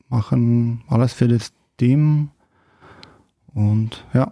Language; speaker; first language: German; non-native, fluent; Czech